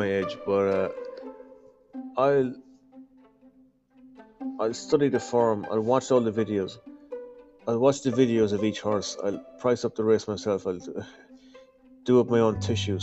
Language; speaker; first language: English; native; English